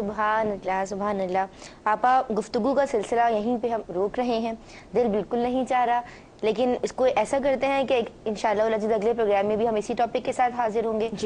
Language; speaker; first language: Urdu; native; Urdu